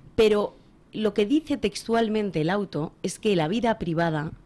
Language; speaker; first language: Spanish; native; Spanish